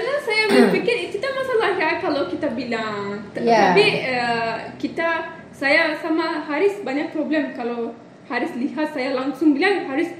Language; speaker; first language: Indonesian; non-native, learner; Turkish